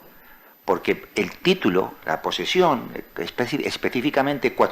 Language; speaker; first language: Spanish; native; Spanish